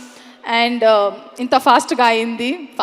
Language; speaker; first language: Telugu; non-native, learner; Kannada